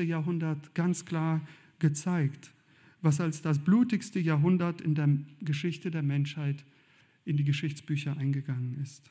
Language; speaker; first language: German; native; German